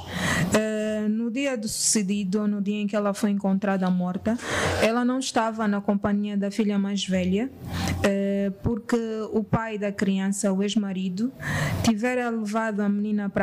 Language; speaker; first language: Portuguese; native; Portuguese